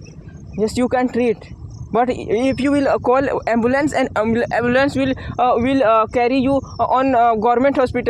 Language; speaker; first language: English; non-native, learner; Hindi